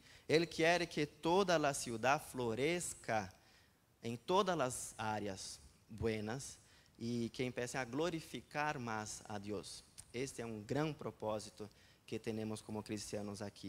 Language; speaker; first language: Spanish; non-native, fluent; Portuguese